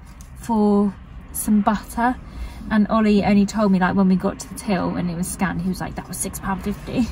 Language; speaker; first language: English; native; English